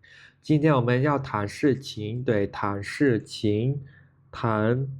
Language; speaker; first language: Chinese; non-native, fluent; Khmer